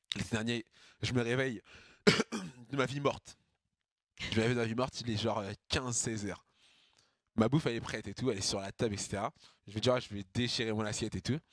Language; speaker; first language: French; native; French